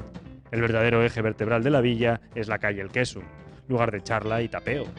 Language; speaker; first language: Spanish; native; Spanish